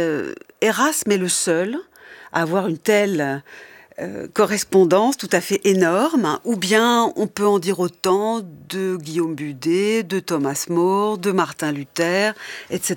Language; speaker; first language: French; native; French